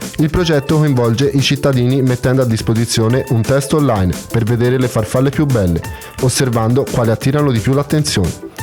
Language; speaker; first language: Italian; native; Italian